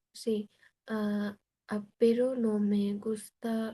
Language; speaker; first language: Spanish; non-native, learner; Bangla